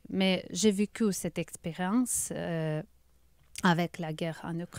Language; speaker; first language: French; non-native, learner; Ukrainian